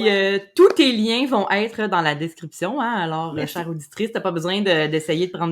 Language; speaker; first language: French; native; French